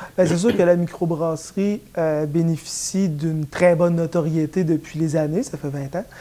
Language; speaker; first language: French; native; French